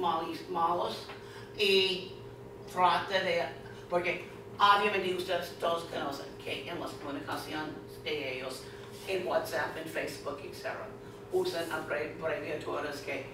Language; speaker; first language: Spanish; non-native, fluent; English